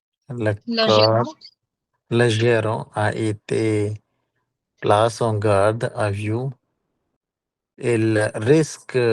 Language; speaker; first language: French; non-native, learner; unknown